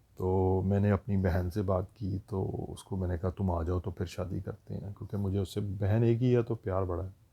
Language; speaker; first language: Urdu; native; Urdu